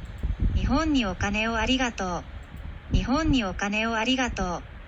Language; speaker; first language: Japanese; non-native, learner; English